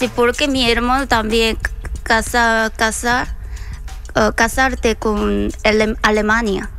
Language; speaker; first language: Spanish; non-native, learner; Korean